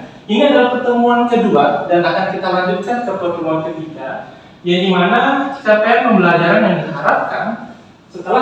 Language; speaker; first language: Indonesian; native; Indonesian